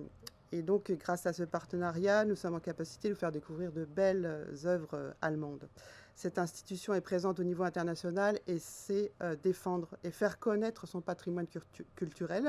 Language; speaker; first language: French; native; French